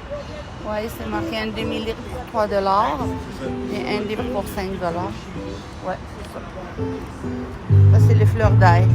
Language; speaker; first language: French; non-native, fluent; Arabic